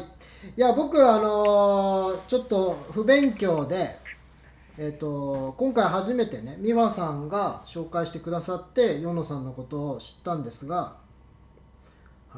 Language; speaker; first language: Japanese; native; Japanese